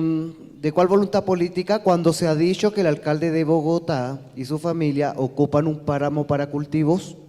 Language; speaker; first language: Spanish; native; Spanish